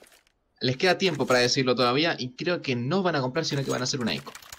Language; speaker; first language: Spanish; native; Spanish